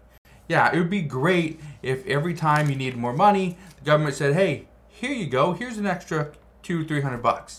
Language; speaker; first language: English; native; English